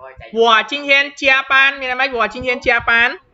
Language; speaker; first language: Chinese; non-native, fluent; Khmer